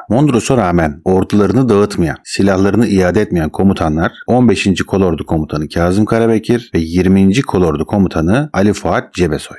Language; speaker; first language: Turkish; native; Turkish